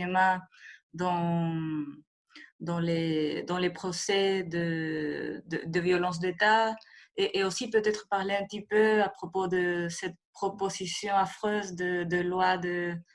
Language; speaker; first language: French; non-native, fluent; Spanish